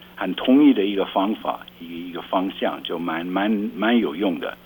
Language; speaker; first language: Chinese; non-native, fluent; Dutch